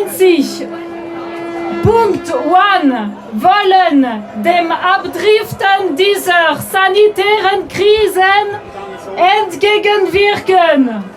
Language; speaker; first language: German; non-native, local second language; French